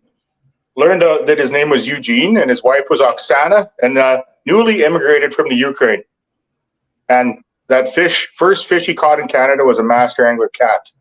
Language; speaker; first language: English; native; English